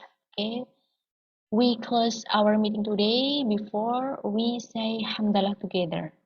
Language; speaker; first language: English; non-native, learner; Indonesian